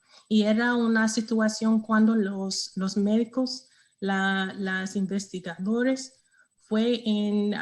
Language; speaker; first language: Spanish; non-native, learner; English